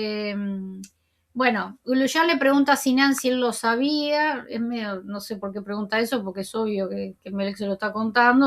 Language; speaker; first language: Spanish; native; Spanish